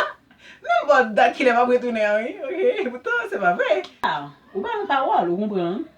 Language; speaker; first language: French; non-native, learner; Haitian Creole